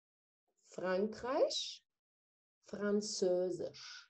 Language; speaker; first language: German; non-native, fluent; Arabic